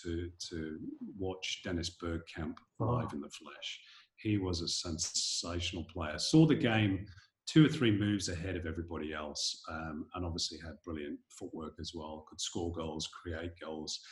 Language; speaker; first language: English; native; English